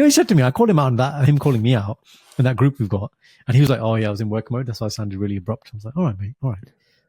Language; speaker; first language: English; early bilingual, other home language; Punjabi